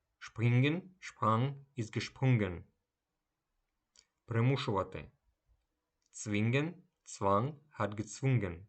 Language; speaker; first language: German; non-native, fluent; Ukrainian